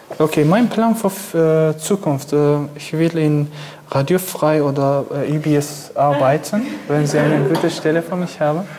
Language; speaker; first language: German; non-native, learner; Kurdish